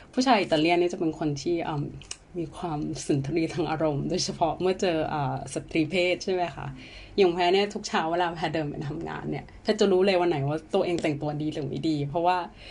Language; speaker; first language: Thai; native; Thai